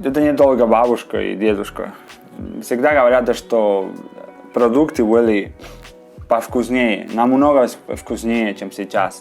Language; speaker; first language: Russian; non-native, fluent; Spanish